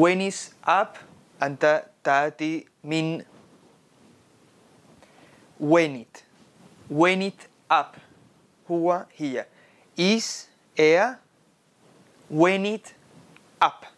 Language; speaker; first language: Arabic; non-native, fluent; Spanish